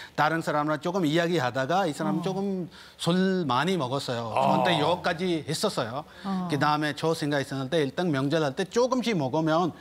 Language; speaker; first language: Korean; non-native, learner; Urdu